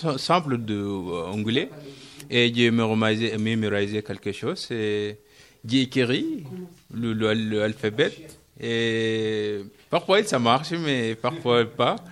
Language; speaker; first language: French; non-native, learner; Arabic